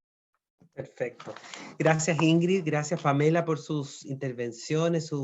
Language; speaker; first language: Spanish; native; Spanish